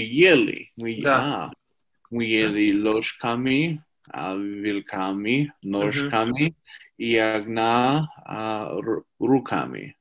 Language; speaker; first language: Russian; non-native, learner; English